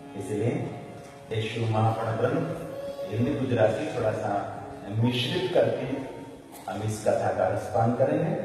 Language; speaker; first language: Hindi; non-native, local second language; Gujarati